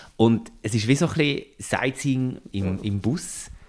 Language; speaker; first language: German; native; German